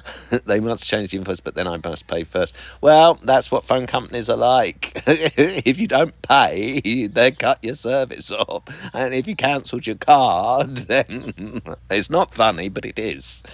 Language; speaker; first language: English; native; English